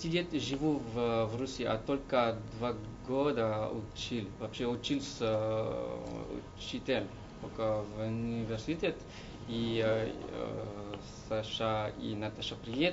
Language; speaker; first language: Russian; non-native, learner; French